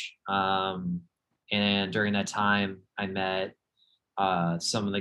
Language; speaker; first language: English; native; English